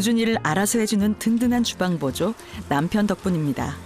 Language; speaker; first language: Korean; native; Korean